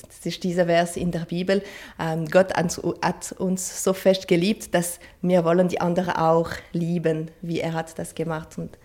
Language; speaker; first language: German; non-native, fluent; French